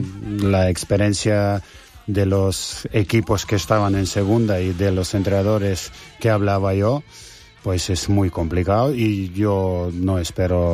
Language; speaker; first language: Spanish; non-native, fluent; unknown